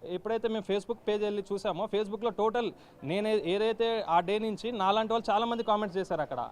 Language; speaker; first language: Telugu; native; Telugu